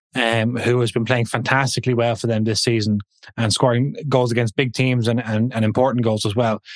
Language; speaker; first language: English; native; English